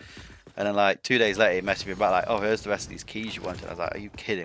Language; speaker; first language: English; native; English